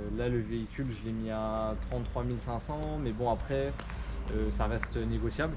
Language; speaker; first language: French; native; French